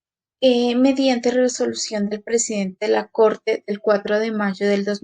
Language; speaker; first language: Spanish; native; Spanish